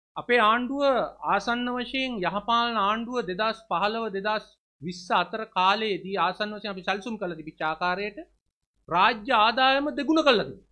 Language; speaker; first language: Sinhala; native; Sinhala